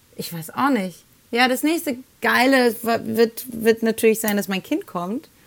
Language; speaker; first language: German; early bilingual, other home language; Spanish